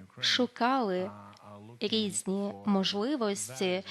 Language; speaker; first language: Ukrainian; non-native, fluent; Lithuanian